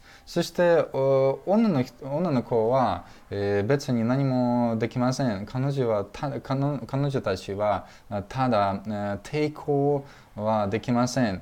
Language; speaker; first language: Japanese; non-native, fluent; Russian